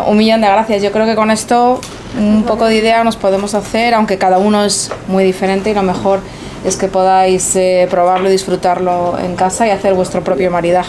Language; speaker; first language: Spanish; native; Spanish